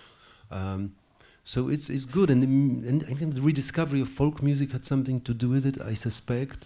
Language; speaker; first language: English; non-native, fluent; Polish